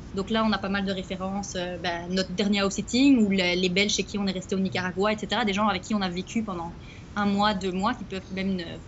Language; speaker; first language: French; native; French